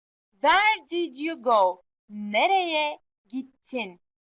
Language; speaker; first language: English; non-native, fluent; Turkish